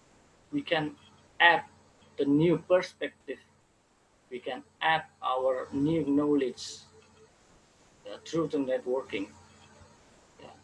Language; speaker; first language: English; non-native, fluent; Indonesian